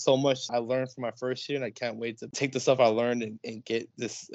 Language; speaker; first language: English; native; English